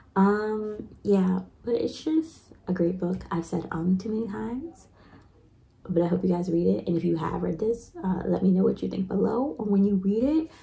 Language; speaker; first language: English; native; English